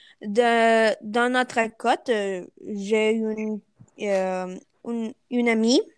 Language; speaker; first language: French; non-native, learner; Spanish